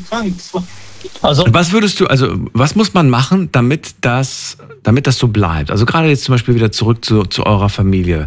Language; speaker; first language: German; native; German